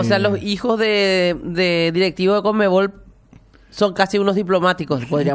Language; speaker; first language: Spanish; native; Spanish